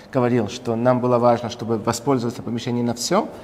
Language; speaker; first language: Russian; non-native, fluent; Spanish